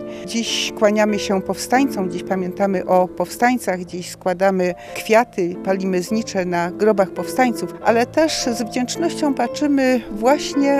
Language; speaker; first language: Polish; native; Polish